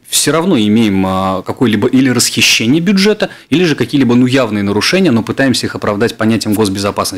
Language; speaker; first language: Russian; native; Russian